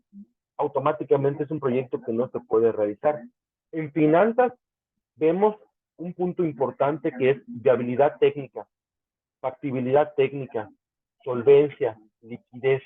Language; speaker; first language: Spanish; native; Spanish